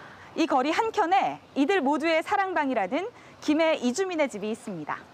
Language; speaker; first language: Korean; native; Korean